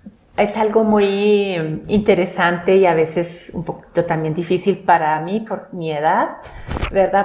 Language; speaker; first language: Spanish; non-native, local second language; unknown